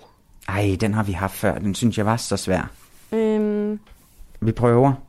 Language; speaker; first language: Danish; native; Danish